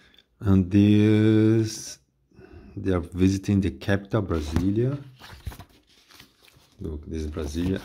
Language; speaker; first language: English; non-native, fluent; Portuguese